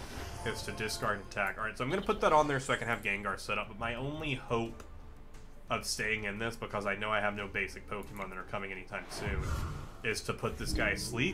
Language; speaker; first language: English; native; English